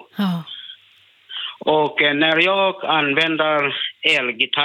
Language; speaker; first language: Swedish; non-native, learner; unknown